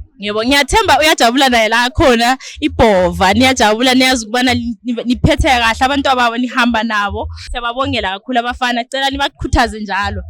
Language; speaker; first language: Zulu; native; Zulu